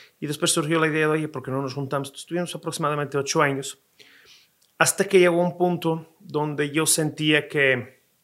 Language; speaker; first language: Spanish; non-native, fluent; Portuguese